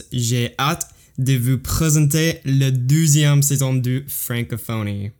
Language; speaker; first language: French; non-native, fluent; English